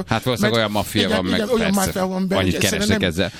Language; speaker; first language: Hungarian; native; Hungarian